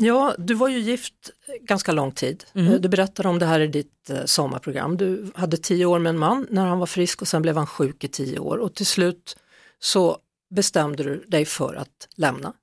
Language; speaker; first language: Swedish; native; Swedish